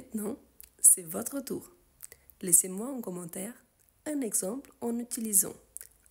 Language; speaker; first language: French; non-native, fluent; Portuguese